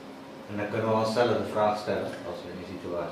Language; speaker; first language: Dutch; native; Dutch